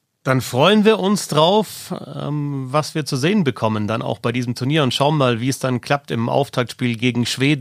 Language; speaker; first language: German; native; German